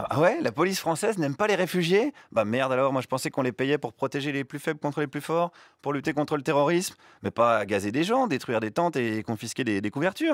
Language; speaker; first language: French; native; French